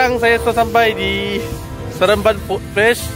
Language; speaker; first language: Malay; non-native, local second language; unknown